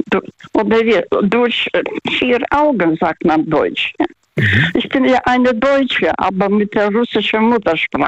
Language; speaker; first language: German; non-native, fluent; Russian